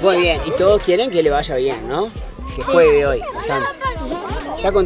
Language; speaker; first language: Spanish; native; Spanish